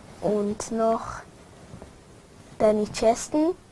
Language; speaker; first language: German; early bilingual, other home language; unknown